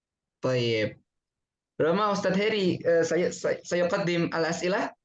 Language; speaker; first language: Arabic; non-native, fluent; Indonesian